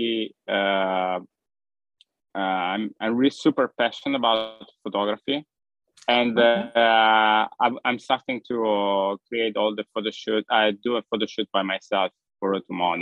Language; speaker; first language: English; non-native, fluent; Italian